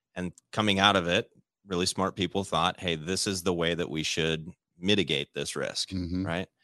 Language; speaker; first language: English; native; English